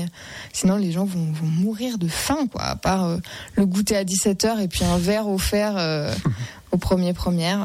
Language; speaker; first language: French; native; French